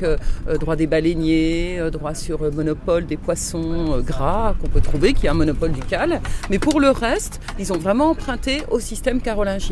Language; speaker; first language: French; native; French